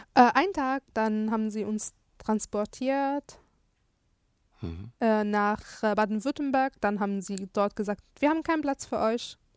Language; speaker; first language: German; non-native, fluent; Arabic